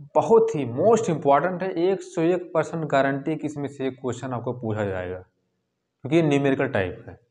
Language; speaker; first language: Hindi; native; Hindi